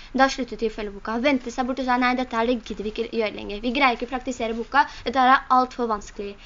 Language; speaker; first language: Norwegian; early bilingual, other home language; Urdu